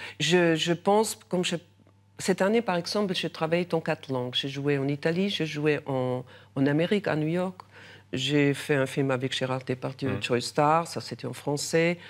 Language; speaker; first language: French; non-native, local second language; German